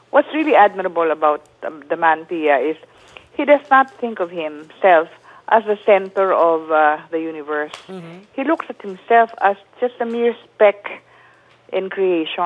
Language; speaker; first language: English; non-native, local second language; Filipino